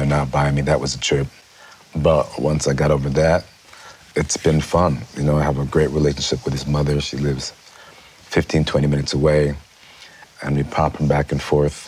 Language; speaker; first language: English; native; English